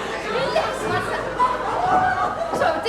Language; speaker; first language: Dutch; native; Dutch